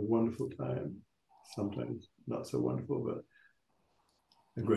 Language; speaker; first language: English; native; English